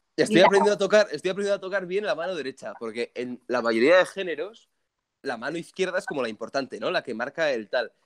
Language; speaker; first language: Spanish; native; Spanish